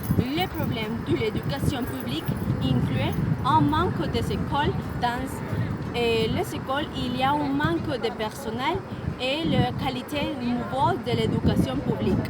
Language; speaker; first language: French; non-native, learner; Spanish